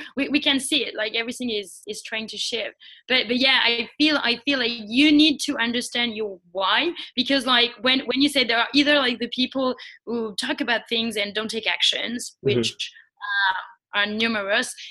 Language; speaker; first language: English; non-native, fluent; French